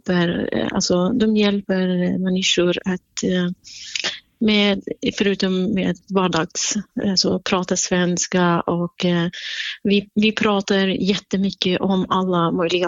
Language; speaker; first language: Swedish; non-native, fluent; Kurdish